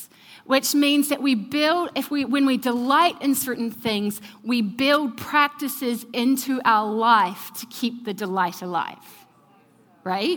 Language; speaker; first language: English; native; English